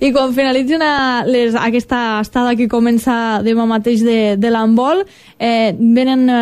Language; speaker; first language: Catalan; native; Catalan